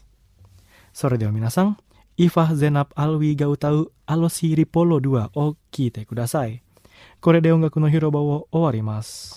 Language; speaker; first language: Japanese; non-native, fluent; Indonesian